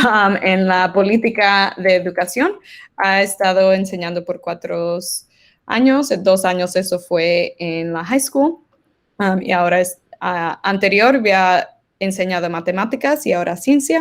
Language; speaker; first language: Spanish; early bilingual, other home language; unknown